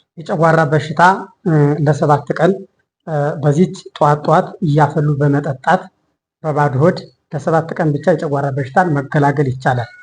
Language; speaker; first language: Amharic; native; Amharic